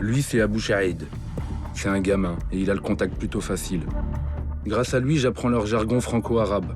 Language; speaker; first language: French; native; French